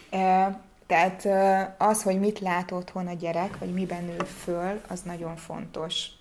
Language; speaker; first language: Hungarian; native; Hungarian